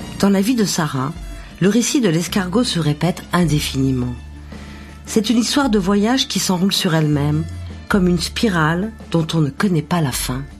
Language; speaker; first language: French; native; French